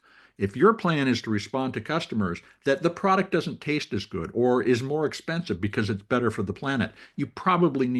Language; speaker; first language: English; native; English